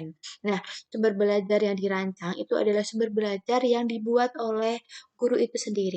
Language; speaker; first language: Indonesian; native; Indonesian